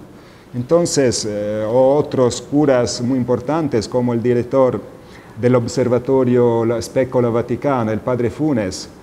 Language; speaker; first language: Spanish; non-native, fluent; Italian